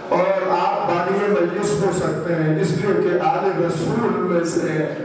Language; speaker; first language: Urdu; native; Urdu